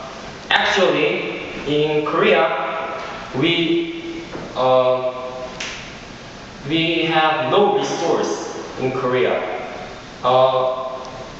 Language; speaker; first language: English; non-native, fluent; Korean